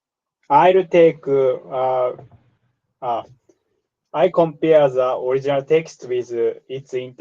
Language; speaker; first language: English; non-native, learner; Japanese